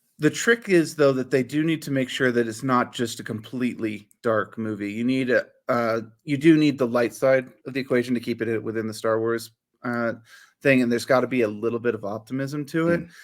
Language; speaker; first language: English; native; English